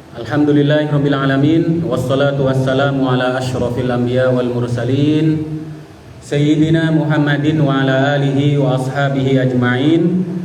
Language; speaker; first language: Indonesian; non-native, local second language; Madurese